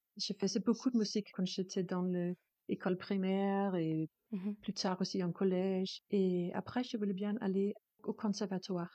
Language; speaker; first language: French; non-native, learner; Danish